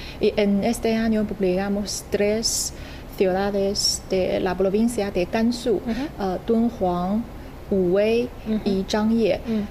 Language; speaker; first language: Spanish; non-native, fluent; Chinese